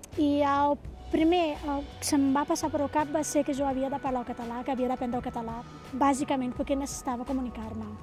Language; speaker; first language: Catalan; non-native, fluent; Portuguese